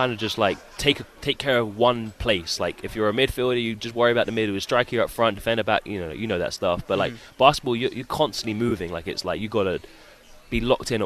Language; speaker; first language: English; native; English